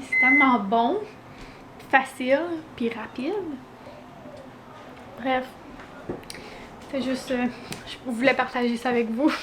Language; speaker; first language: French; native; French